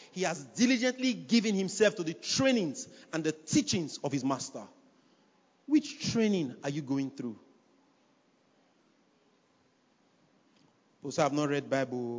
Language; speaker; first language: English; non-native, local second language; Yoruba